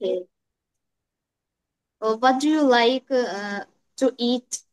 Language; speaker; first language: English; non-native, learner; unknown